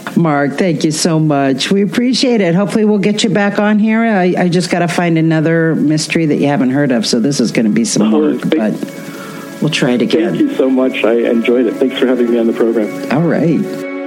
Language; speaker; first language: English; native; English